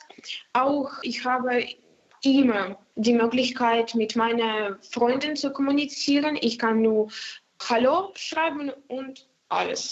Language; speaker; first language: German; non-native, learner; Ukrainian